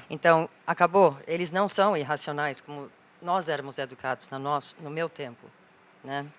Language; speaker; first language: Portuguese; non-native, fluent; English